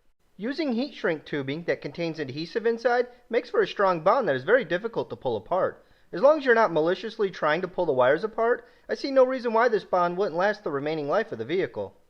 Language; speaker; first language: English; native; English